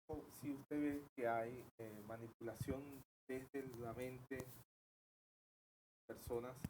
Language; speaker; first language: Spanish; native; Spanish